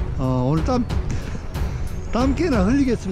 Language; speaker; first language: Korean; native; Korean